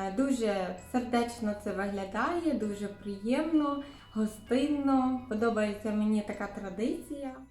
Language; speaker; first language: Ukrainian; native; Ukrainian